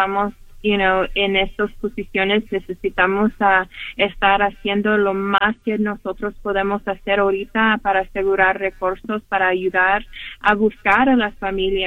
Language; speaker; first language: Spanish; early bilingual, heritage; Spanish